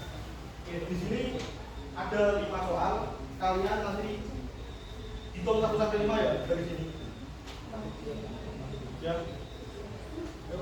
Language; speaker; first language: Indonesian; native; Indonesian